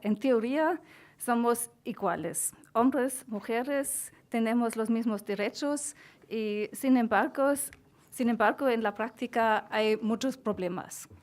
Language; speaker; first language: Spanish; non-native, fluent; German